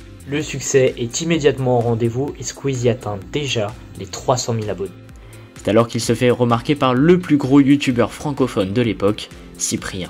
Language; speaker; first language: French; native; French